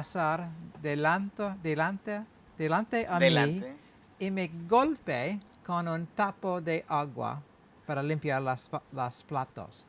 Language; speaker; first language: Spanish; non-native, learner; English